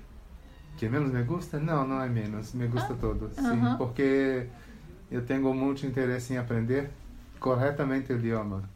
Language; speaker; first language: Spanish; non-native, learner; Portuguese